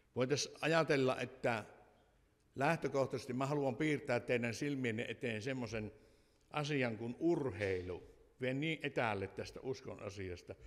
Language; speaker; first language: Finnish; native; Finnish